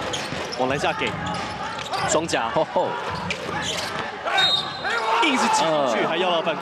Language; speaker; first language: Chinese; native; Chinese